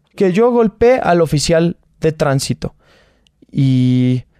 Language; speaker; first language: Spanish; native; Spanish